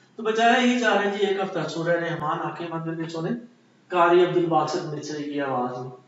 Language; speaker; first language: Urdu; non-native, local second language; Punjabi